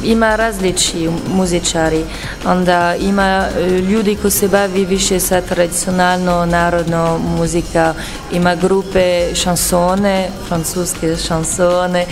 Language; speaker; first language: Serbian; non-native, learner; French